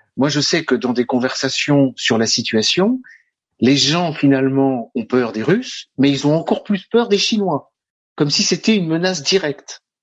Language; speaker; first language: French; native; French